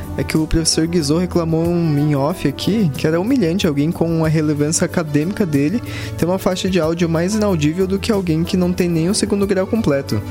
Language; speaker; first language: Portuguese; native; Portuguese